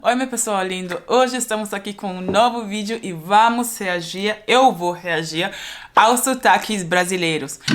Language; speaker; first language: Portuguese; non-native, fluent; Spanish